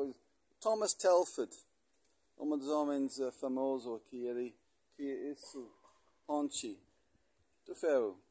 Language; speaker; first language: Portuguese; non-native, learner; English